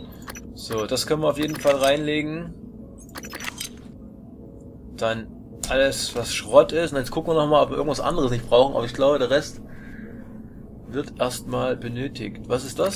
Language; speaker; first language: German; native; German